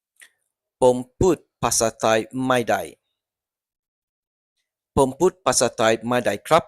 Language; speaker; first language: Thai; non-native, learner; English